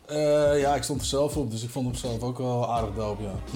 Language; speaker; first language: Dutch; native; Dutch